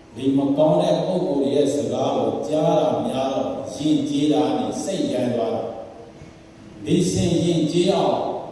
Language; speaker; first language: Burmese; non-native, local second language; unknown